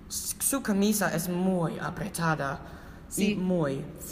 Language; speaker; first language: Spanish; non-native, learner; English